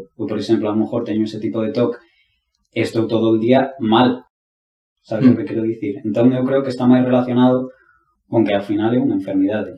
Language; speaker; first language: Galician; non-native, local second language; Spanish